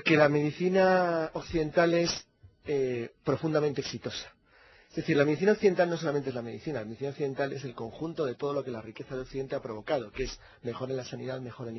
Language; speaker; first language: Spanish; native; Spanish